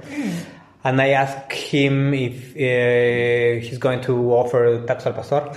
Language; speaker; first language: English; non-native, fluent; Spanish